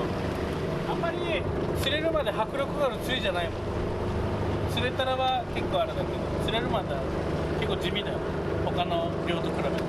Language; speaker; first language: Japanese; native; Japanese